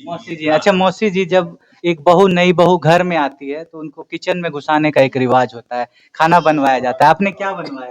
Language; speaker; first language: Hindi; native; Hindi